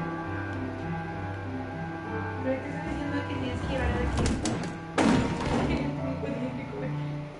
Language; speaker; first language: Spanish; native; Spanish